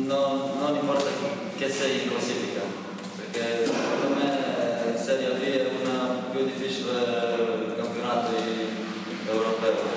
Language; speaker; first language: Italian; non-native, learner; Croatian